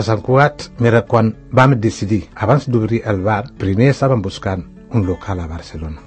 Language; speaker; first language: Catalan; non-native, fluent; Wolof